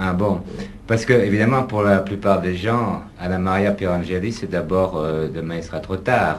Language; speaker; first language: French; native; French